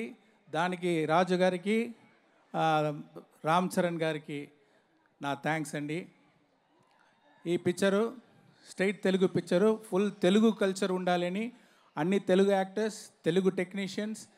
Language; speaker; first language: Telugu; non-native, learner; Tamil